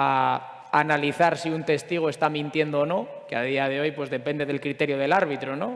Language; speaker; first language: Spanish; native; Spanish